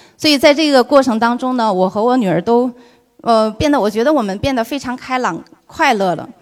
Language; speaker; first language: Chinese; native; Chinese